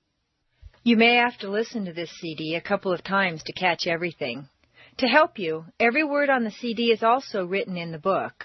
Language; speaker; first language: English; native; English